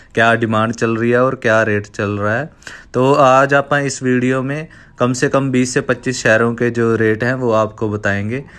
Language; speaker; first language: Hindi; non-native, local second language; Punjabi